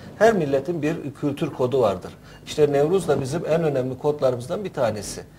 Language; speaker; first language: Turkish; native; Turkish